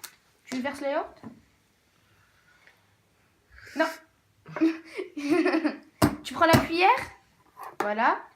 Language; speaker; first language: French; native; French